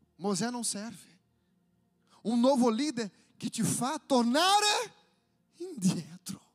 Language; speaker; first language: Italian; non-native, fluent; Portuguese